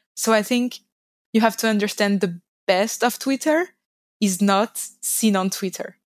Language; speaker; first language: English; non-native, fluent; French